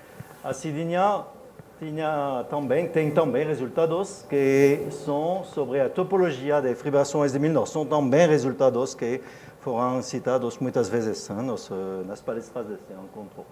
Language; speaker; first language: Portuguese; non-native, fluent; French